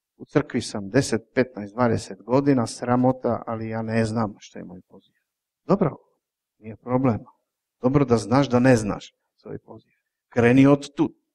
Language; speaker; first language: Croatian; non-native, fluent; Czech